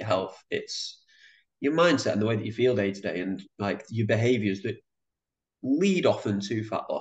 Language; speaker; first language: English; native; English